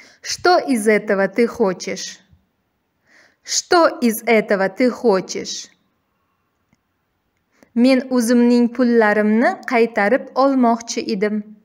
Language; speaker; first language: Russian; non-native, local second language; Uzbek